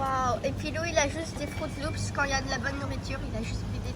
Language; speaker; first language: French; early bilingual, heritage; French